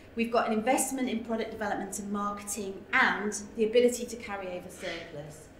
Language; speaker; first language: English; native; English